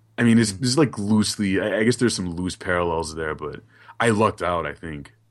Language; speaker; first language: English; early bilingual, other home language; Haitian Creole